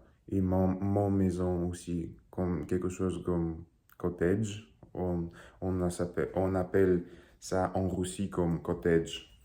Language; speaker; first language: French; non-native, learner; Russian